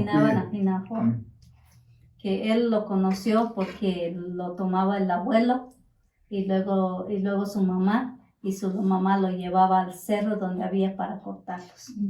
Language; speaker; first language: Spanish; native; Spanish